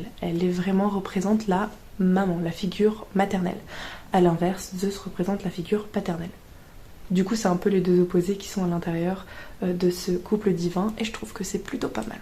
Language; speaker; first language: French; native; French